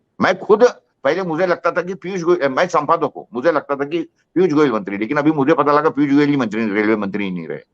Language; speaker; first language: Hindi; non-native, local second language; Marathi